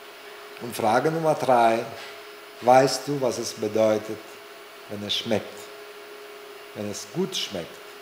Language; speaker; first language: German; non-native, fluent; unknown